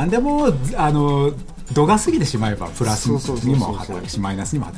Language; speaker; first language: Japanese; native; Japanese